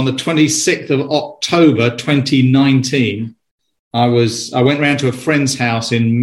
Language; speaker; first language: English; native; English